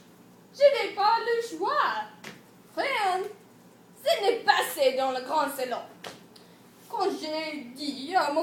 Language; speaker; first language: French; non-native, learner; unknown